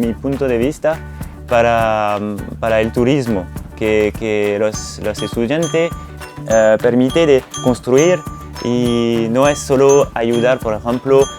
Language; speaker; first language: Spanish; non-native, learner; French